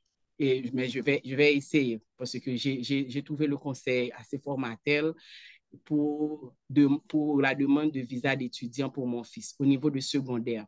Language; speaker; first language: French; non-native, local second language; Haitian Creole